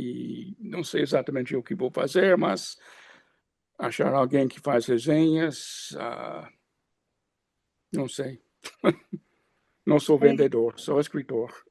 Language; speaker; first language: Portuguese; non-native, fluent; English